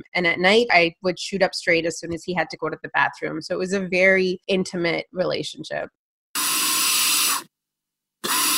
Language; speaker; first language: English; non-native, fluent; Punjabi